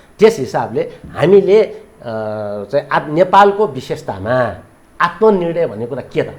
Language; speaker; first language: Nepali; non-native, local second language; Newari